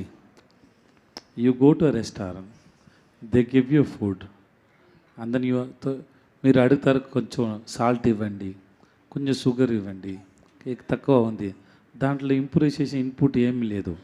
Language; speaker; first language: Telugu; non-native, learner; Tamil